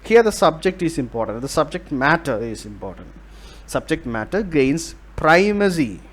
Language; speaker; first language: English; non-native, local second language; Malayalam